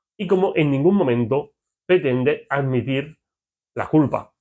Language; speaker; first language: Spanish; native; Spanish